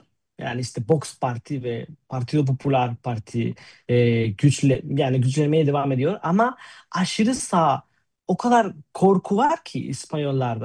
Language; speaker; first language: Turkish; non-native, fluent; Spanish